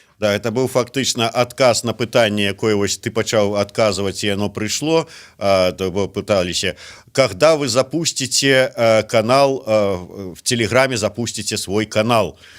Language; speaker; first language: Belarusian; native; Belarusian